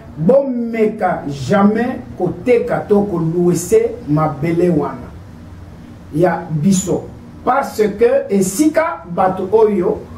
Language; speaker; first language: Lingala; non-native, local second language; Kituba (Democratic Republic of Congo)